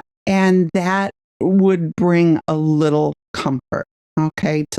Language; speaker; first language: English; native; English